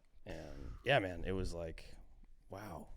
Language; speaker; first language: English; native; English